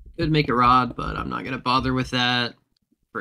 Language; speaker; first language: English; native; English